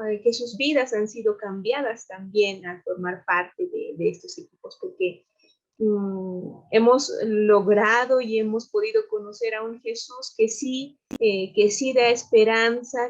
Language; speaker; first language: Spanish; native; Spanish